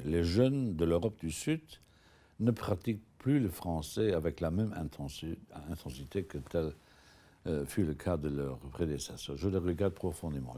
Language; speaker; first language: French; non-native, local second language; Luxembourgish